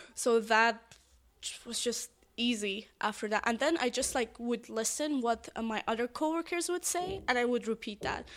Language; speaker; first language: English; non-native, fluent; Persian